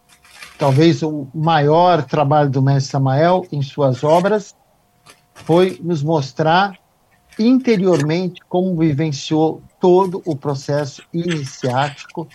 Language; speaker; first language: Portuguese; native; Portuguese